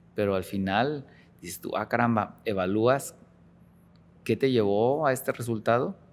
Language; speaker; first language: Spanish; native; Spanish